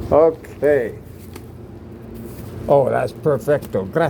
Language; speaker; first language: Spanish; non-native, learner; English